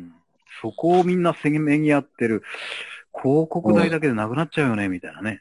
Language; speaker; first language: Japanese; native; Japanese